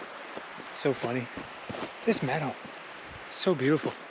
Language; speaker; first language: English; native; English